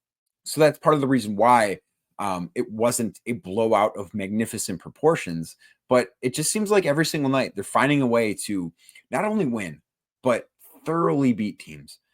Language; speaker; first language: English; native; English